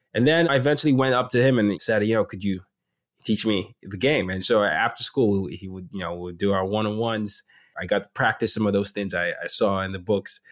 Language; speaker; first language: English; non-native, local second language; Yoruba